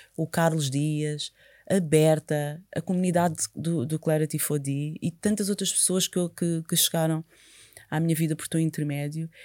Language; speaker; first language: Portuguese; native; Portuguese